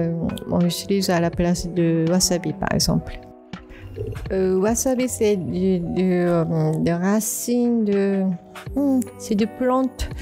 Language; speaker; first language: French; non-native, fluent; Japanese